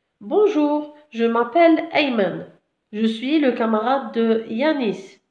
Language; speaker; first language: French; non-native, local second language; Arabic